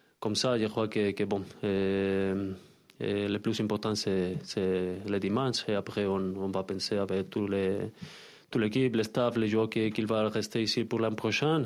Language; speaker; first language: French; non-native, learner; Spanish